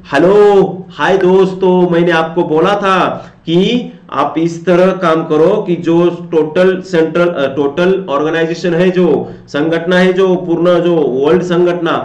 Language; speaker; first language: Hindi; non-native, local second language; Marathi